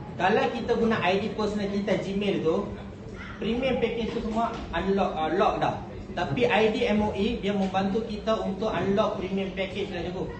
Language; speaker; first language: Malay; non-native, local second language; Tamil